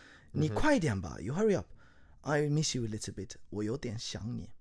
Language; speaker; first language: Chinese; non-native, learner; English